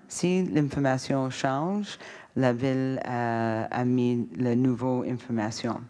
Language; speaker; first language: French; non-native, learner; English